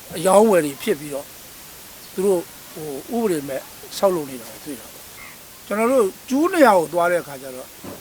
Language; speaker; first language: Burmese; native; Burmese